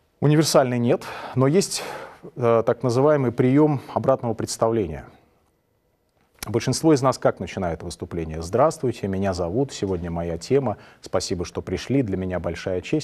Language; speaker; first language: Russian; native; Russian